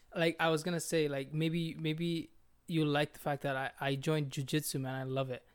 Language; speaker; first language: English; early bilingual, other home language; Bangla